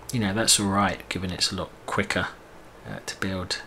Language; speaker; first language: English; native; English